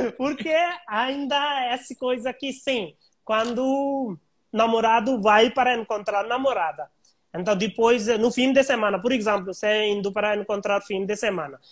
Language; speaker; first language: Portuguese; non-native, learner; Hindi